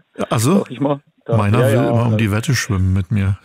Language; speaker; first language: German; native; German